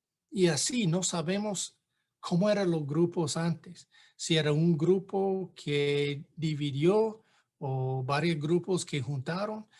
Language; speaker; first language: Spanish; non-native, fluent; English